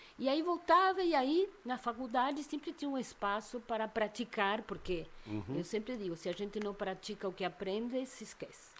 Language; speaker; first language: Portuguese; non-native, fluent; Spanish